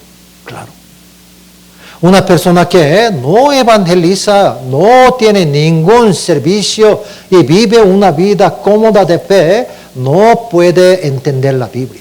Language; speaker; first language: Spanish; non-native, learner; Korean